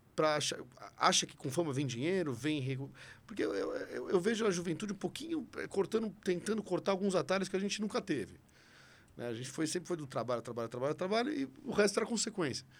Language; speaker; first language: Portuguese; native; Portuguese